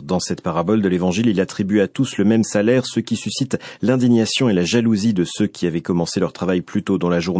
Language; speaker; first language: French; native; French